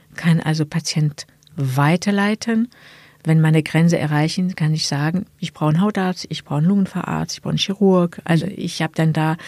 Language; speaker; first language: German; non-native, fluent; French